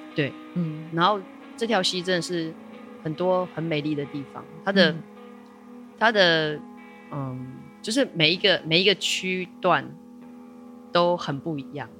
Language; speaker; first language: Chinese; native; Chinese